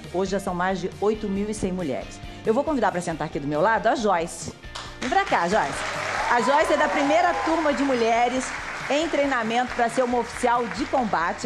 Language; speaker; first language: Portuguese; native; Portuguese